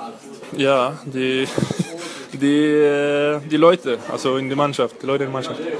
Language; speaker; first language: German; non-native, fluent; Swedish